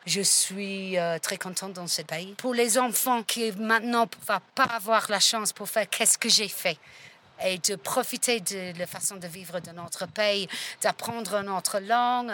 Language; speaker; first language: French; non-native, fluent; English